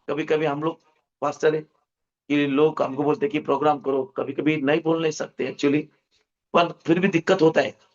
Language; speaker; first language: Hindi; non-native, local second language; Marathi